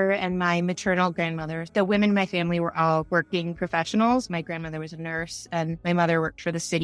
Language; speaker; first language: English; native; English